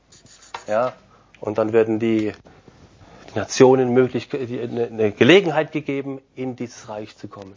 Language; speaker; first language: German; non-native, fluent; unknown